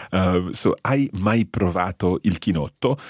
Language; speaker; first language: Italian; non-native, fluent; English